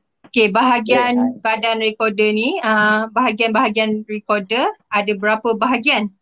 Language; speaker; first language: Malay; native; Malay